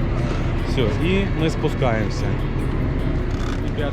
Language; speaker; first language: Russian; native; Russian